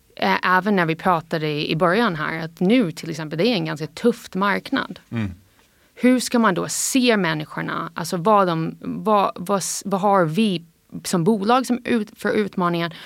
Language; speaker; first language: Swedish; non-native, fluent; English